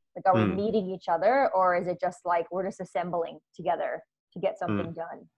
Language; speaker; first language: English; native; English